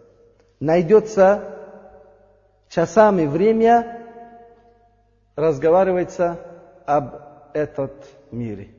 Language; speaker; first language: Russian; non-native, learner; Uzbek